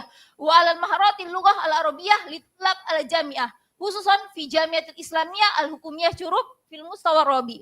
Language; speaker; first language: Arabic; non-native, learner; Indonesian